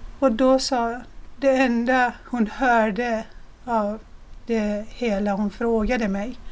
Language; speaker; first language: Swedish; non-native, fluent; Persian